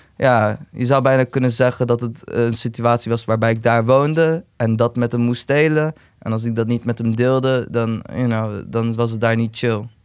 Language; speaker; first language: Dutch; early bilingual, other home language; Turkish